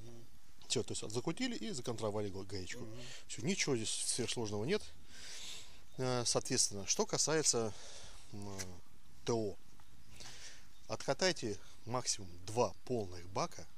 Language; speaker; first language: Russian; native; Russian